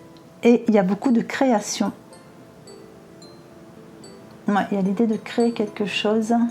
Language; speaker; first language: French; native; French